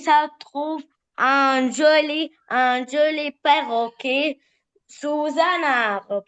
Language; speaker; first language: French; non-native, learner; Arabic